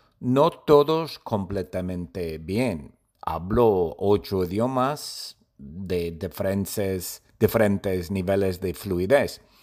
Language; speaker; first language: Spanish; non-native, fluent; English